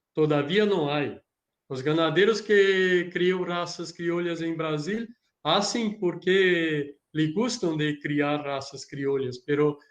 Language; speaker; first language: Spanish; non-native, learner; Portuguese